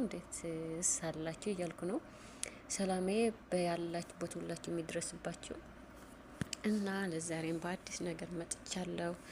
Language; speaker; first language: Amharic; non-native, local second language; Tigrinya